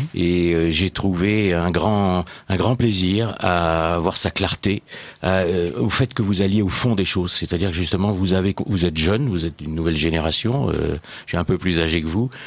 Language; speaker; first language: French; native; French